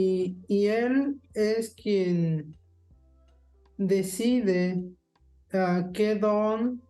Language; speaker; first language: Spanish; non-native, local second language; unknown